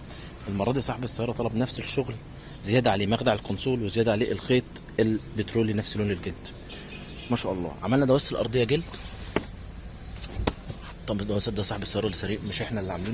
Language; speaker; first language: Arabic; native; Arabic